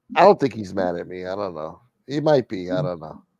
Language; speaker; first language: English; native; English